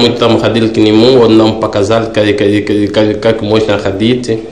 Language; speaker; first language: Russian; non-native, learner; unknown